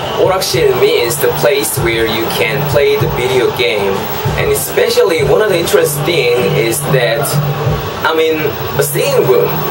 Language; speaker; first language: English; non-native, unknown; Korean